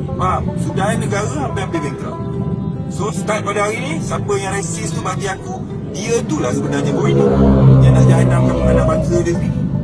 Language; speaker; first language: Malay; native; Malay